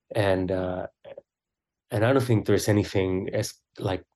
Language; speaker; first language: English; early bilingual, other home language; Swedish